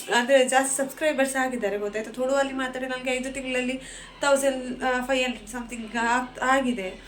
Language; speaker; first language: Kannada; non-native, local second language; Tulu